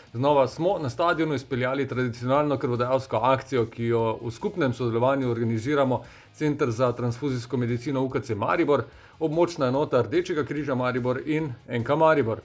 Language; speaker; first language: Slovenian; native; Slovenian